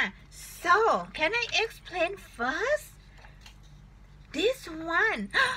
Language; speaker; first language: English; non-native, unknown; Thai